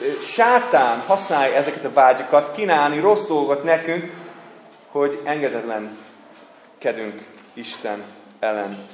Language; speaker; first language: Hungarian; non-native, fluent; English